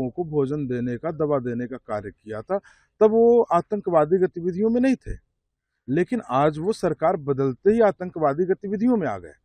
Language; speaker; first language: Hindi; native; Hindi